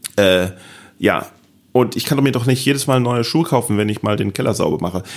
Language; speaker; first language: German; native; German